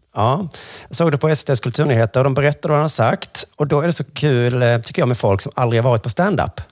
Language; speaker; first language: Swedish; native; Swedish